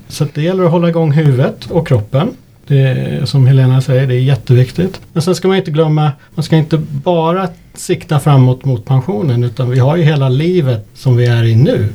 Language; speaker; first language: Swedish; early bilingual, other home language; English